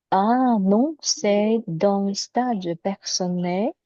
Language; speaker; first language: French; non-native, learner; Chinese